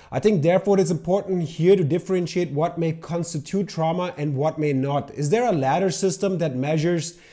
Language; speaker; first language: English; non-native, local second language; Urdu